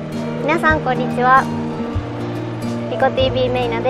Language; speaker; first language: Japanese; native; Japanese